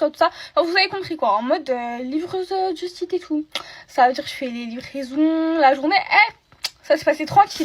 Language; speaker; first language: French; native; French